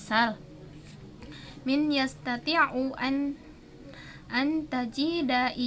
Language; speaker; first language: Arabic; non-native, learner; Indonesian